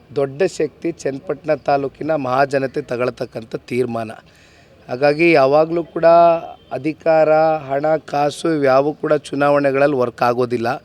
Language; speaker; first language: Kannada; native; Kannada